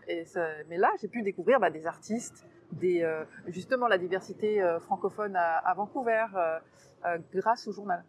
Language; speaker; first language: French; native; French